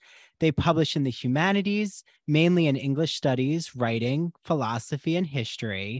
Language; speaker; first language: English; native; English